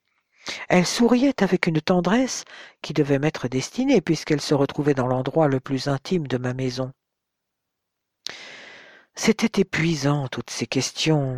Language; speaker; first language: French; native; French